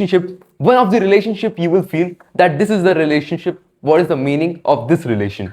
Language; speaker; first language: English; non-native, fluent; Hindi